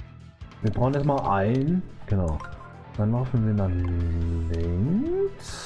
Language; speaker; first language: German; native; German